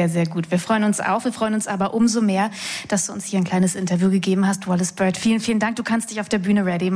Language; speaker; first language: German; native; German